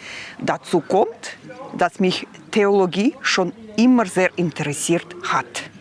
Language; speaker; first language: German; non-native, fluent; Russian